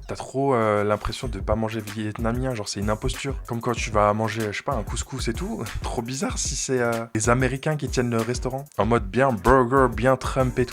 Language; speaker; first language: French; native; French